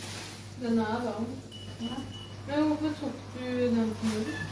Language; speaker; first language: Norwegian; non-native, local second language; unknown